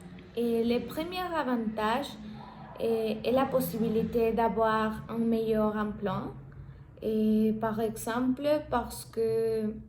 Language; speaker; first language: French; non-native, learner; Spanish